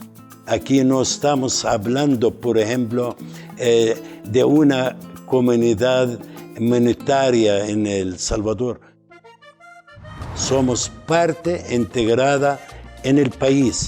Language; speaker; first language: Spanish; non-native, fluent; Arabic